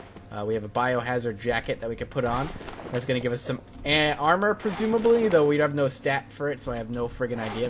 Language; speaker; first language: English; native; English